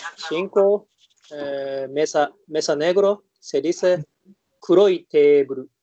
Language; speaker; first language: Spanish; non-native, learner; Japanese